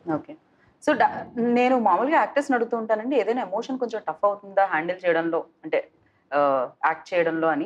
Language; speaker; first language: Telugu; native; Telugu